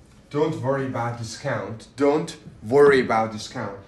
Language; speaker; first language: English; non-native, fluent; Persian